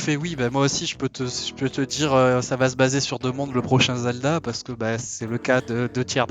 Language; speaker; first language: French; native; French